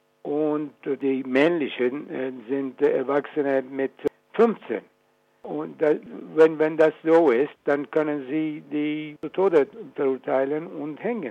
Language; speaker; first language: German; non-native, fluent; Persian